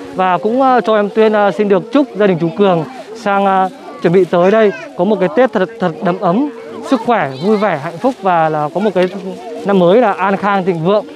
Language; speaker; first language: Vietnamese; native; Vietnamese